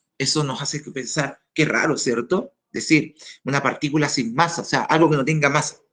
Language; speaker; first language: Spanish; native; Spanish